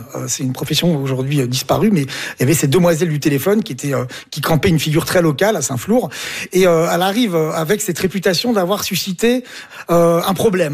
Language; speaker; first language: French; native; French